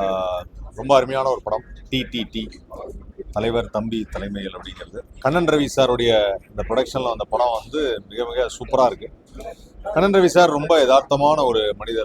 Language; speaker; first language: Tamil; native; Tamil